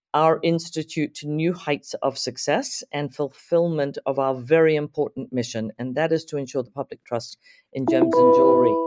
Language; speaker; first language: English; native; English